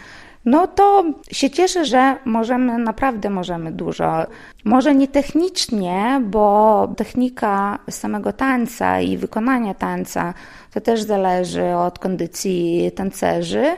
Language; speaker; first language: Polish; non-native, local second language; Lithuanian